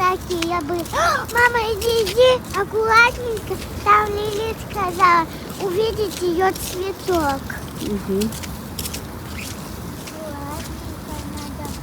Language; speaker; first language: Russian; early bilingual, other home language; Armenian